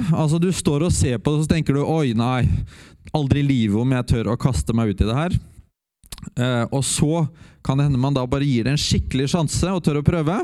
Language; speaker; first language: Norwegian; native; Norwegian